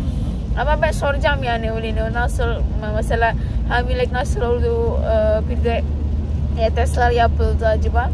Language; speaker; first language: Turkish; non-native, learner; Indonesian